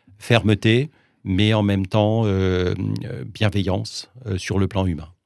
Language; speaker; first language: French; non-native, local second language; Swiss German